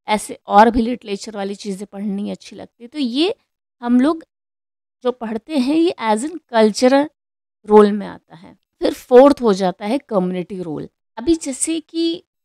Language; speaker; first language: Hindi; native; Hindi